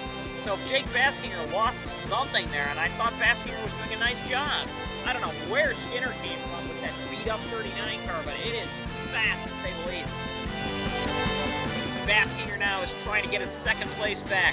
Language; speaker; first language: English; native; English